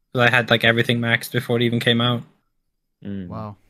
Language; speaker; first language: English; native; English